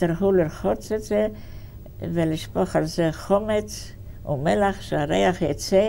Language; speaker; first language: Hebrew; non-native, fluent; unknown